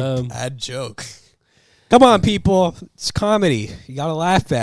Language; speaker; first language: English; native; English